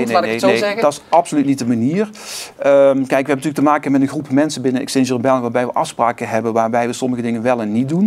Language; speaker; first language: Dutch; native; Dutch